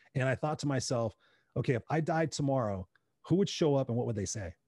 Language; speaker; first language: English; native; English